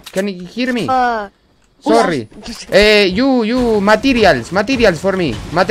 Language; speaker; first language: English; non-native, learner; Spanish